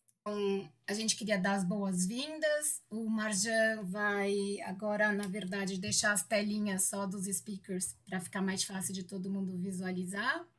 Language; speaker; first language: Portuguese; native; Portuguese